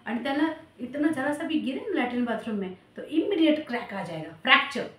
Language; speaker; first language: Hindi; non-native, local second language; Marathi